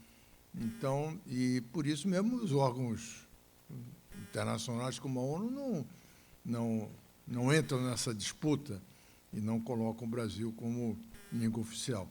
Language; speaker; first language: Portuguese; native; Portuguese